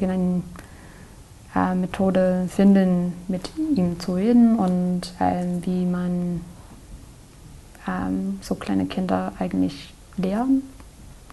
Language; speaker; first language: German; non-native, learner; English